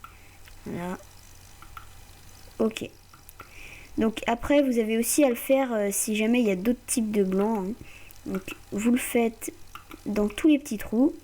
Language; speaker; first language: French; native; French